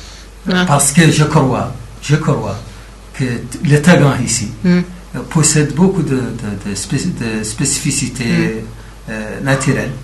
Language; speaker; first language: French; non-native, local second language; Arabic